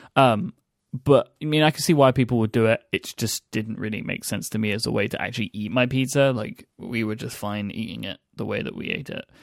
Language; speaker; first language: English; native; English